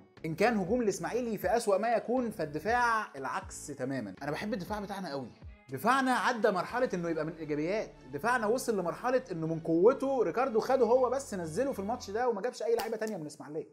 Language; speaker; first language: Arabic; native; Arabic